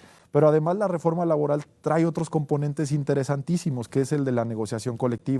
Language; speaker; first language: Spanish; native; Spanish